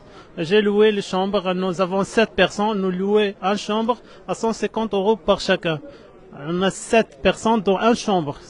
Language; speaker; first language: French; non-native, learner; Arabic